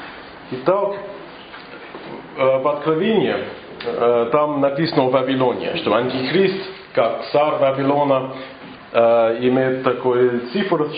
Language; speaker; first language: Russian; non-native, fluent; English